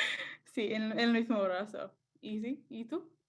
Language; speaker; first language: Spanish; non-native, learner; English